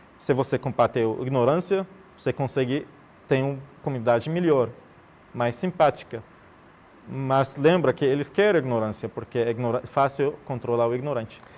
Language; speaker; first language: Portuguese; non-native, fluent; Arabic